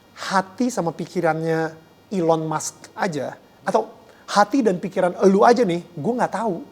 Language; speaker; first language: Indonesian; native; Indonesian